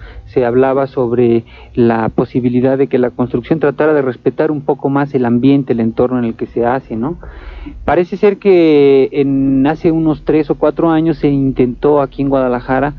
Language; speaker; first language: Spanish; native; Spanish